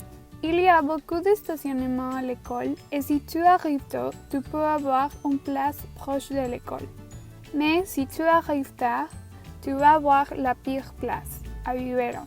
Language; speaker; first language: French; non-native, learner; Spanish